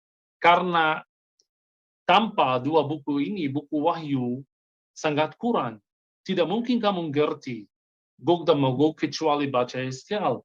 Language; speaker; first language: Indonesian; non-native, fluent; Hebrew